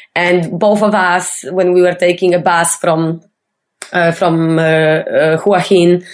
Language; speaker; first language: English; non-native, fluent; Polish